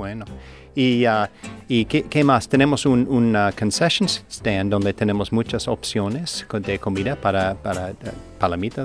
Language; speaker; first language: Spanish; non-native, learner; English